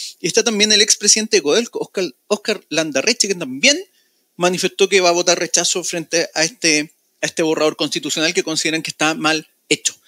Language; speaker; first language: Spanish; native; Spanish